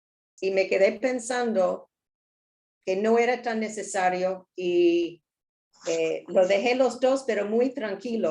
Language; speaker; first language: Spanish; non-native, learner; English